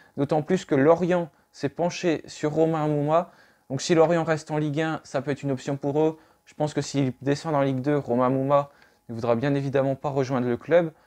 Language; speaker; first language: French; native; French